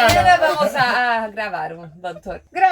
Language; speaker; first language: Spanish; non-native, learner; Portuguese